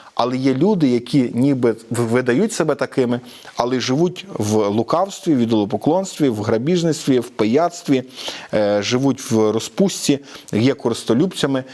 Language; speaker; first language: Ukrainian; native; Ukrainian